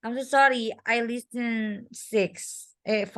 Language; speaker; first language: English; non-native, learner; Indonesian